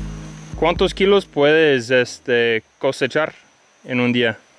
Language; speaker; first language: Spanish; non-native, learner; English